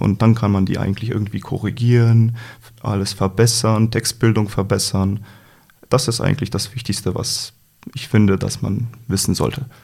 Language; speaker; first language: German; non-native, fluent; Slovenian